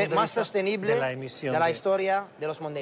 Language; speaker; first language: Spanish; non-native, learner; Arabic